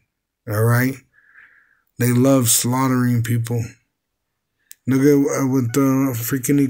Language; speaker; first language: English; native; English